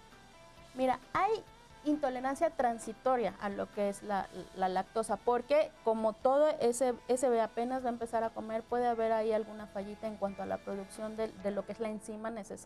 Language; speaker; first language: Spanish; native; Spanish